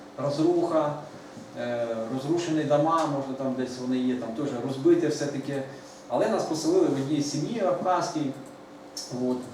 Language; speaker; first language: Ukrainian; early bilingual, other home language; Russian